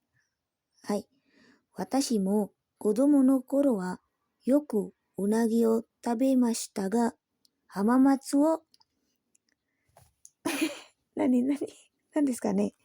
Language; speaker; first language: Japanese; non-native, learner; Indonesian